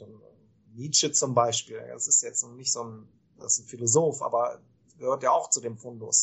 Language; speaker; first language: German; native; German